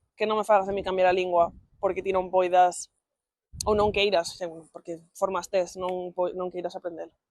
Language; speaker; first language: Galician; non-native, local second language; Spanish